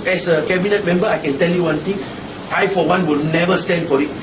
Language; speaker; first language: English; non-native, local second language; Malay